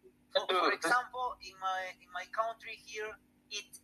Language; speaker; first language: English; non-native, learner; Spanish